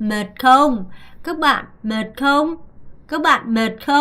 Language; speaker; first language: Vietnamese; non-native, fluent; Korean